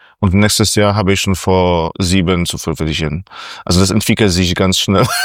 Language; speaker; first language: German; non-native, fluent; Polish